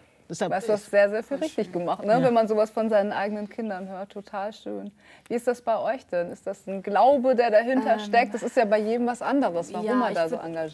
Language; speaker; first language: German; native; German